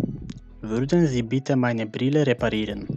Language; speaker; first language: German; non-native, fluent; Macedonian